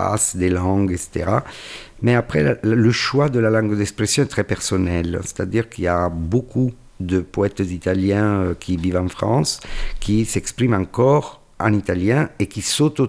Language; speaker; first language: French; non-native, fluent; Italian